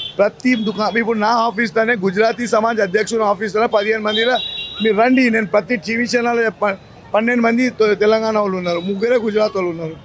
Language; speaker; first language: Telugu; non-native, local second language; Gujarati